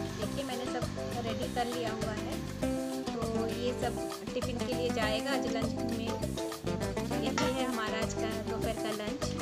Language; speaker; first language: Hindi; native; Hindi